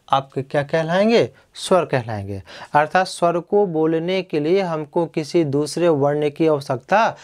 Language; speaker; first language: Hindi; native; Hindi